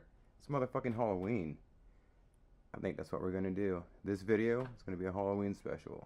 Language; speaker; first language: English; native; English